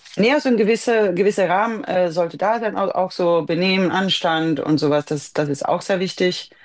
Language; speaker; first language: German; non-native, fluent; Swedish